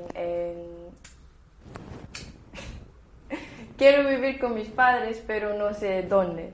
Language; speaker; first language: Spanish; non-native, learner; Bulgarian